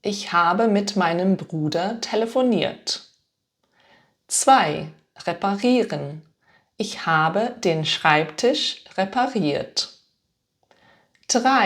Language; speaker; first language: German; non-native, fluent; English